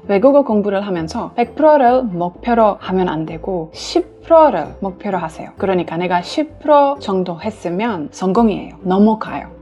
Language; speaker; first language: Korean; non-native, fluent; English